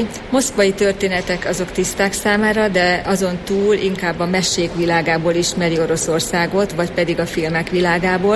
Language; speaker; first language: Hungarian; native; Hungarian